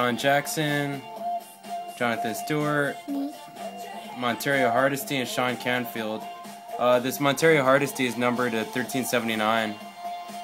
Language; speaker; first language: English; native; English